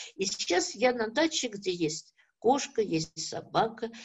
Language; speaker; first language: Russian; native; Russian